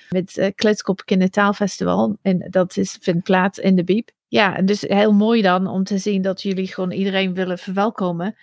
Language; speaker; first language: Dutch; non-native, fluent; English